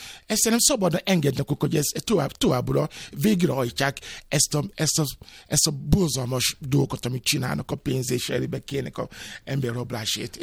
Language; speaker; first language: Hungarian; non-native, learner; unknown